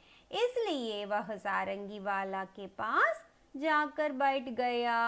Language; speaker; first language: Hindi; non-native, local second language; Tamil